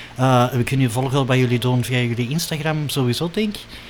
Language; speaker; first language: Dutch; native; Dutch